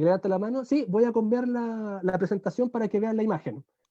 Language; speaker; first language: Spanish; native; Spanish